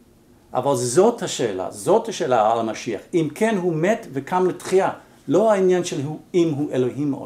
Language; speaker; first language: Hebrew; non-native, fluent; English